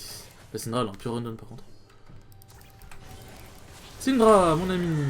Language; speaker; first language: French; native; French